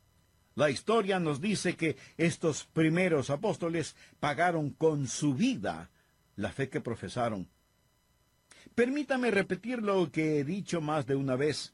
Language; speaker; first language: Spanish; native; Spanish